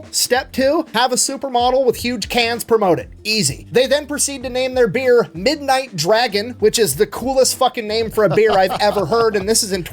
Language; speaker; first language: English; native; English